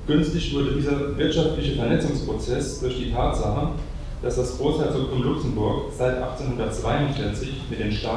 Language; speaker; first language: German; native; German